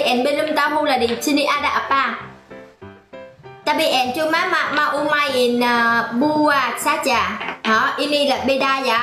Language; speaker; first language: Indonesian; non-native, learner; Vietnamese